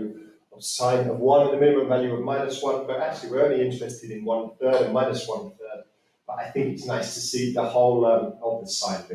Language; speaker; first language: English; native; English